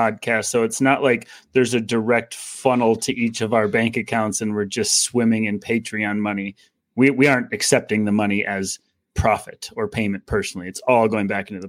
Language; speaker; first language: English; native; English